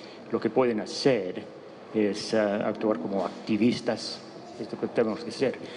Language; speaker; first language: Spanish; non-native, fluent; English